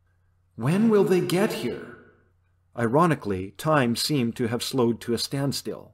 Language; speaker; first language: English; native; English